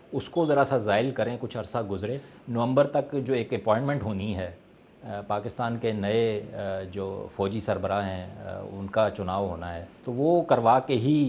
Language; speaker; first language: Urdu; native; Urdu